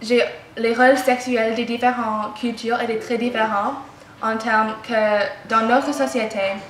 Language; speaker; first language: French; non-native, learner; English